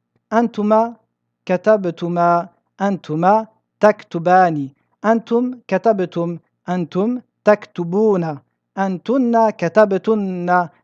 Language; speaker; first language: Arabic; non-native, fluent; French